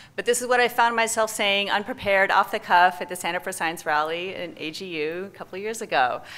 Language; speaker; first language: English; native; English